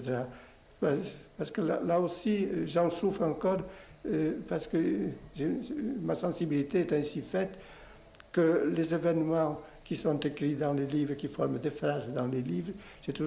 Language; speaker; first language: French; non-native, local second language; Occitan